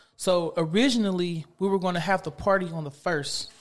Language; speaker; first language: English; native; English